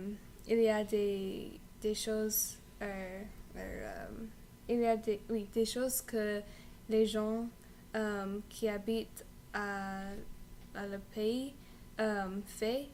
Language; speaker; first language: French; non-native, learner; English